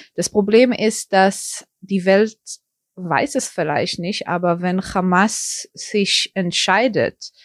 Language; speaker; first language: German; early bilingual, heritage; German